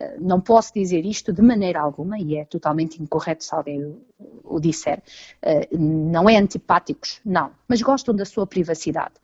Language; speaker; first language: Portuguese; native; Portuguese